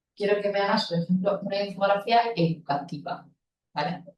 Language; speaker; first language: Spanish; non-native, local second language; Basque